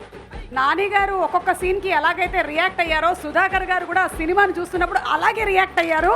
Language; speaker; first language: Telugu; native; Telugu